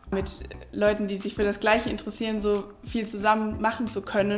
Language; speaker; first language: German; native; German